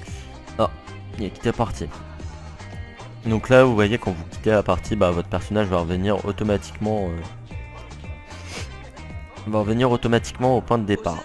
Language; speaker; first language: French; native; French